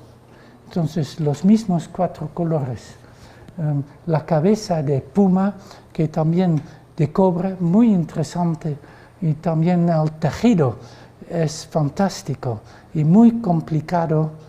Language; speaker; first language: Spanish; non-native, fluent; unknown